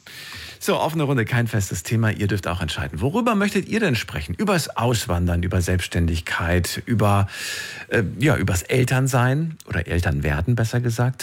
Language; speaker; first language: German; native; German